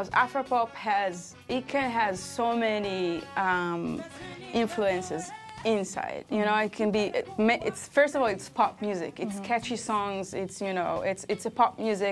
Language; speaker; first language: English; non-native, fluent; Hebrew